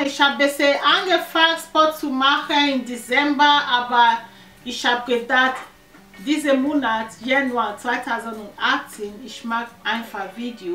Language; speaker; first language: German; non-native, learner; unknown